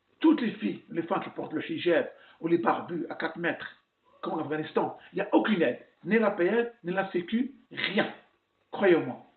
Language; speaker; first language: French; non-native, local second language; Arabic